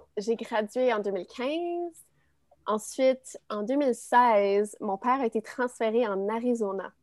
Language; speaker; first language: French; native; French